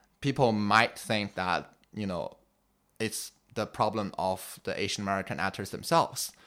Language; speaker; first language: English; non-native, fluent; Chinese